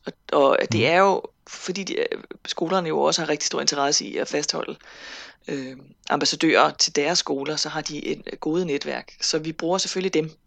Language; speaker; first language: Danish; native; Danish